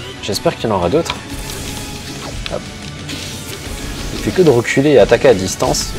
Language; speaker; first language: French; early bilingual, other home language; Vietnamese